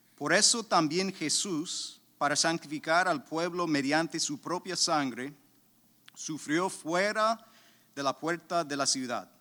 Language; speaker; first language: Spanish; native; Spanish